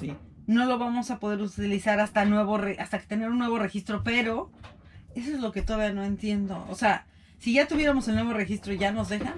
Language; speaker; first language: Spanish; native; Spanish